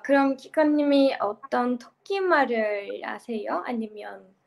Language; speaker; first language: Korean; non-native, learner; Turkish